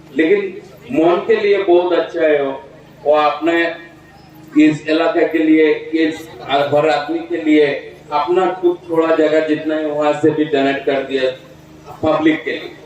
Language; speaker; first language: Hindi; non-native, local second language; Bangla